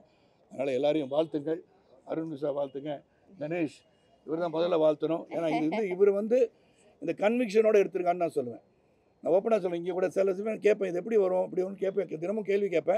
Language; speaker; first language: Tamil; native; Tamil